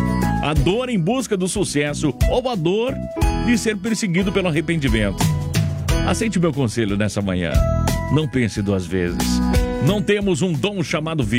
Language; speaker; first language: Portuguese; native; Portuguese